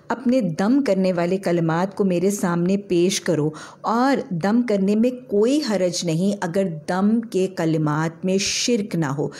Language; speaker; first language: Urdu; native; Urdu